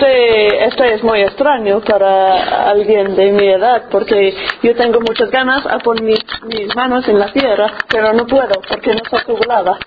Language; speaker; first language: Spanish; non-native, fluent; English